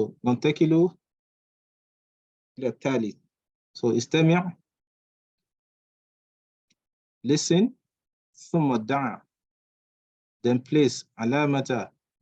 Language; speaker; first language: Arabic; non-native, fluent; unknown